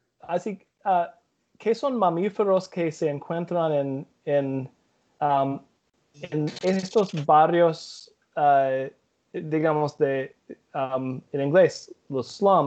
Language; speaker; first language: Spanish; non-native, learner; English